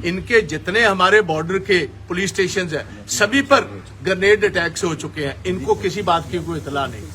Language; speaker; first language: Hindi; non-native, local second language; Punjabi